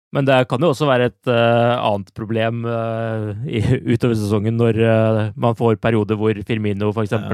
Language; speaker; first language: Norwegian; native; Norwegian